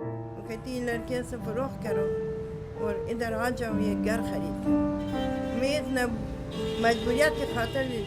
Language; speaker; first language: Hindi; non-native, learner; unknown